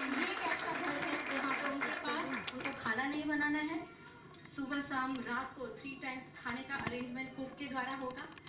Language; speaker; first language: Hindi; non-native, local second language; Gujarati